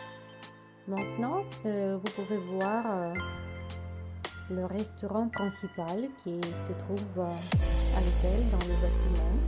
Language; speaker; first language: French; non-native, learner; Russian